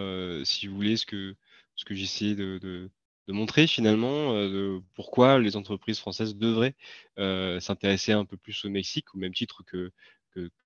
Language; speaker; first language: French; native; French